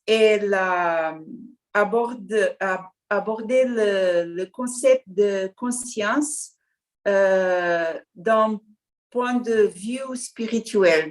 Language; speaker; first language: French; non-native, learner; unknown